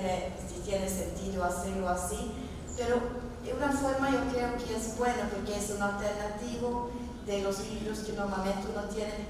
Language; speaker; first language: Spanish; non-native, fluent; Norwegian